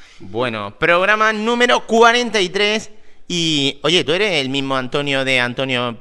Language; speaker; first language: Spanish; native; Spanish